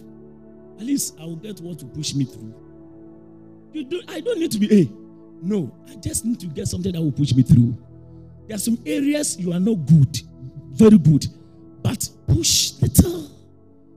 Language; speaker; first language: English; non-native, local second language; Akan